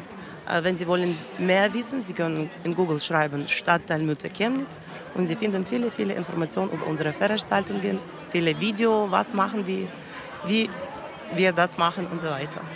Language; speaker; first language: German; non-native, learner; Russian